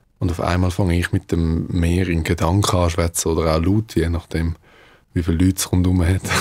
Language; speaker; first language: German; early bilingual, other home language; Dutch